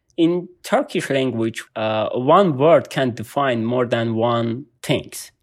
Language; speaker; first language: English; non-native, learner; Turkish